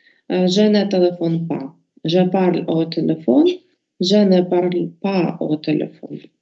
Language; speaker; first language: French; non-native, learner; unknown